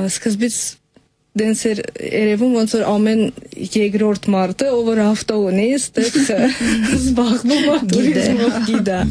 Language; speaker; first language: Armenian; non-native, fluent; Russian